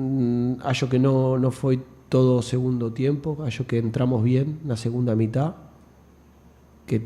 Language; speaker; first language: Portuguese; non-native, fluent; Spanish